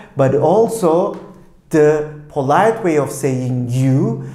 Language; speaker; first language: English; non-native, fluent; Turkish